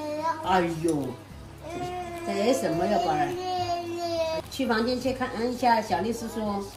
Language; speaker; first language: Chinese; native; Chinese